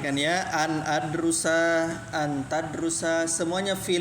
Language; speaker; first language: Indonesian; native; Indonesian